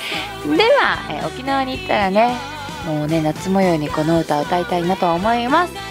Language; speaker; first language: Japanese; native; Japanese